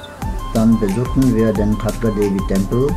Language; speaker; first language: German; non-native, fluent; Nepali